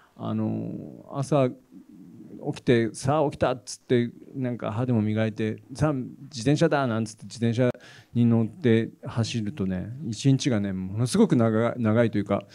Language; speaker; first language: Japanese; native; Japanese